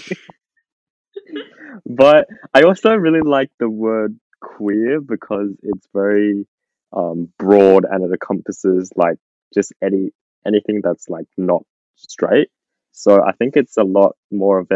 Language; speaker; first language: English; native; English